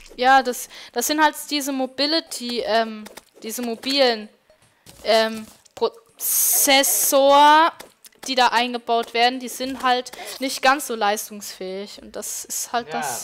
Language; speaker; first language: German; native; German